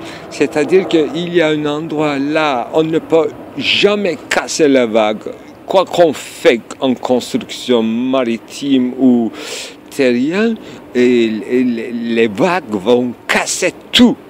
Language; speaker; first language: French; non-native, fluent; Turkish